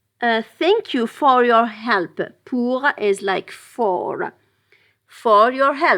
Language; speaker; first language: English; non-native, fluent; French